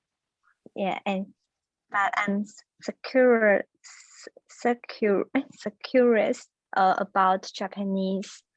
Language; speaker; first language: English; non-native, learner; Chinese